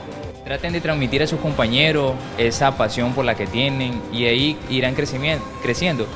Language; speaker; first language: Spanish; native; Spanish